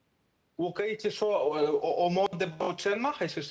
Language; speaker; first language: Chinese; non-native, fluent; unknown